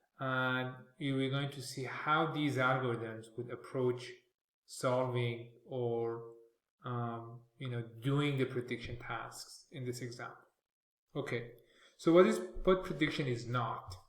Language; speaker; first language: English; non-native, fluent; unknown